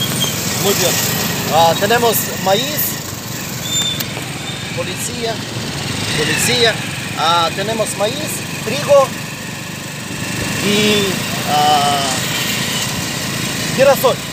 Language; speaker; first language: Spanish; non-native, learner; Russian